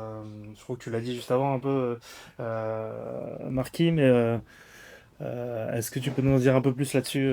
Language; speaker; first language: French; native; French